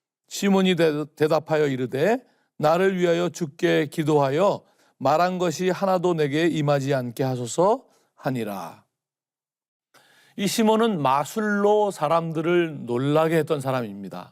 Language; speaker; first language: Korean; native; Korean